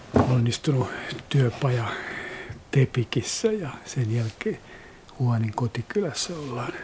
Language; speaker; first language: Finnish; native; Finnish